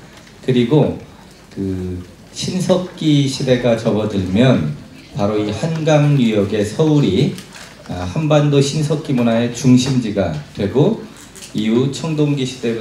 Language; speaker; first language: Korean; native; Korean